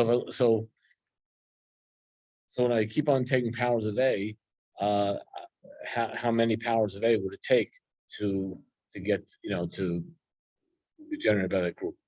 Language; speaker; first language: English; native; English